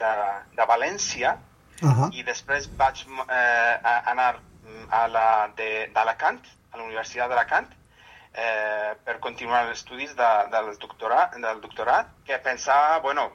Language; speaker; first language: Catalan; non-native, fluent; Arabic